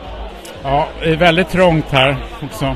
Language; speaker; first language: Swedish; native; Swedish